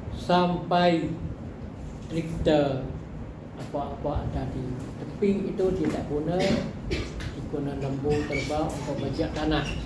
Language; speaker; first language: Malay; non-native, fluent; Eastern Cham